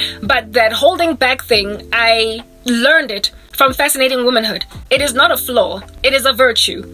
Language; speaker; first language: English; non-native, local second language; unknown